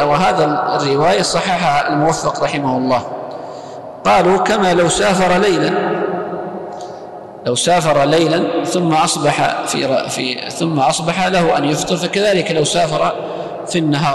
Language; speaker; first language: Arabic; native; Arabic